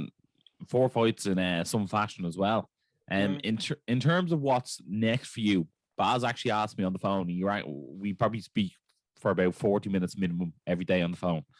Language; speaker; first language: English; native; English